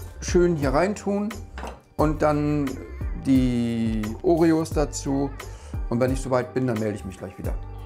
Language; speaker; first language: German; native; German